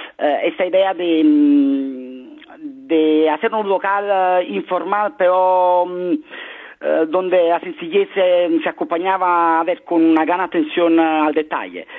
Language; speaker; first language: Spanish; non-native, fluent; Italian